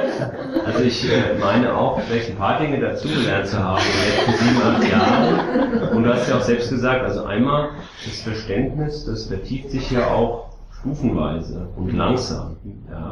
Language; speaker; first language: German; native; German